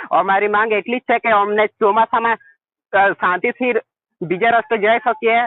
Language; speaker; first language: Gujarati; non-native, local second language; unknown